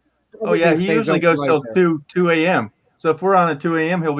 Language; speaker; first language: English; native; English